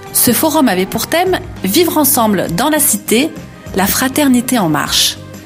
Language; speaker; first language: French; native; French